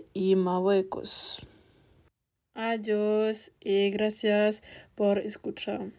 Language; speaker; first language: Spanish; non-native, learner; French